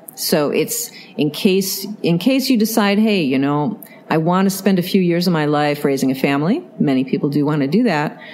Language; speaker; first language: English; native; English